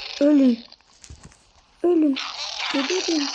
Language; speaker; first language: Turkish; native; Turkish